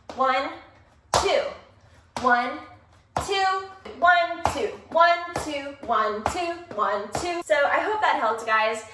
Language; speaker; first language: English; native; English